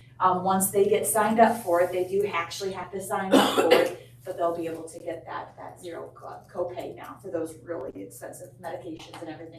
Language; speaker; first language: English; native; English